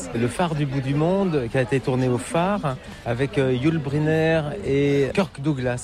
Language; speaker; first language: French; native; French